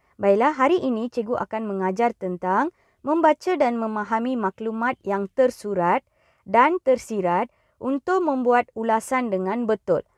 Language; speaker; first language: Malay; non-native, local second language; Tamil